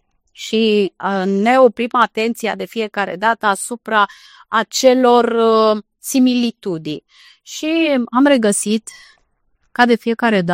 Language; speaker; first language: Romanian; native; Romanian